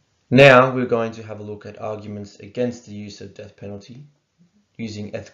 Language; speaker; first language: English; native; English